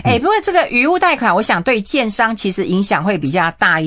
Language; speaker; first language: Chinese; native; Chinese